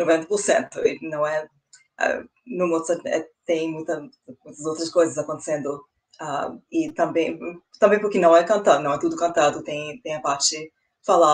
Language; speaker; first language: Portuguese; non-native, fluent; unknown